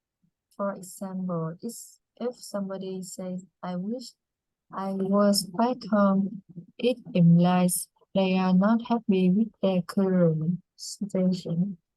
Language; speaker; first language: English; non-native, learner; Vietnamese